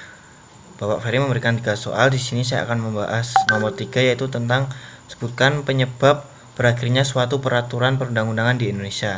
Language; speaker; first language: Indonesian; native; Indonesian